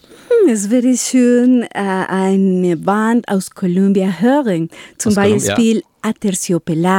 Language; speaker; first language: German; non-native, learner; Spanish